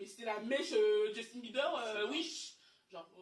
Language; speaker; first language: French; native; French